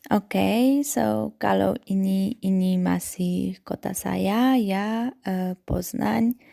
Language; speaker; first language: Indonesian; non-native, fluent; Polish